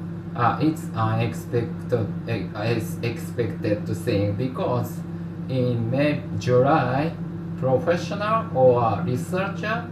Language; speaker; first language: English; non-native, learner; Japanese